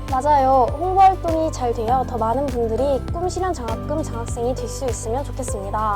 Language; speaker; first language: Korean; native; Korean